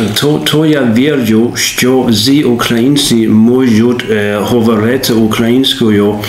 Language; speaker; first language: Ukrainian; non-native, learner; Danish